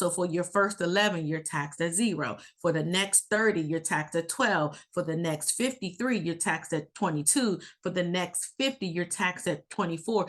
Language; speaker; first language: English; native; English